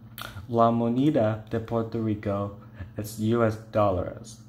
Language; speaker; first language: Spanish; non-native, learner; English